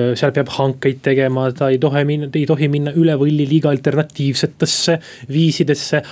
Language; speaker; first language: Estonian; non-native, local second language; Russian